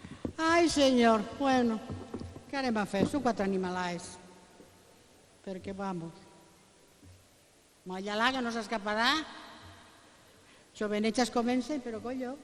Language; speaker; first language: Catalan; native; Catalan